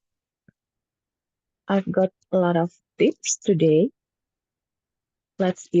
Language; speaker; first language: English; non-native, learner; Indonesian